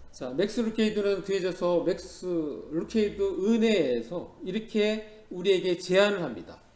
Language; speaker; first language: Korean; native; Korean